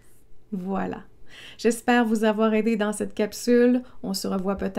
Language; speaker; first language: French; native; French